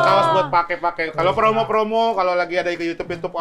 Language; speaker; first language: Indonesian; native; Indonesian